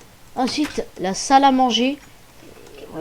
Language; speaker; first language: French; native; French